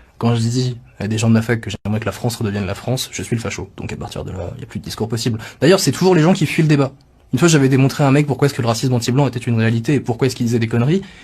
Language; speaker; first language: French; native; French